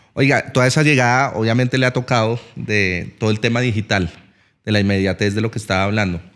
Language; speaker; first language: Spanish; native; Spanish